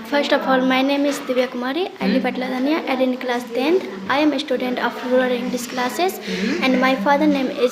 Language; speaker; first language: English; non-native, learner; Hindi